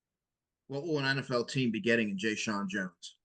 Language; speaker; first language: English; native; English